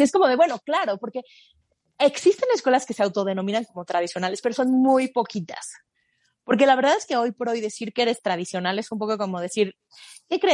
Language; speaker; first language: Spanish; native; Spanish